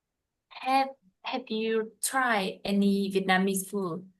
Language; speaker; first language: English; non-native, learner; Vietnamese